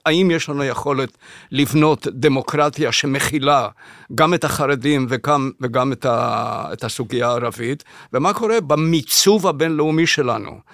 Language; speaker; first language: Hebrew; early bilingual, other home language; Spanish